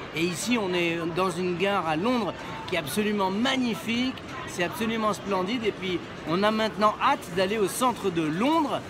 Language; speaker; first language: French; native; French